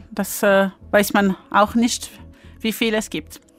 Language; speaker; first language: German; non-native, fluent; French